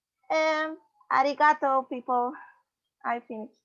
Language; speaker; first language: English; non-native, learner; Spanish